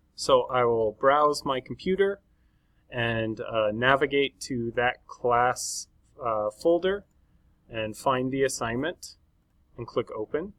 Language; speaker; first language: English; native; English